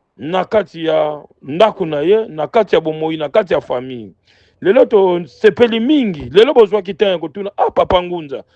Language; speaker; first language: Lingala; non-native, local second language; Kongo